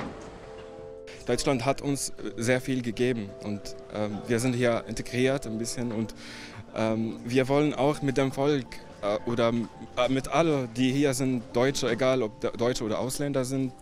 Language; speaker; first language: German; non-native, fluent; Arabic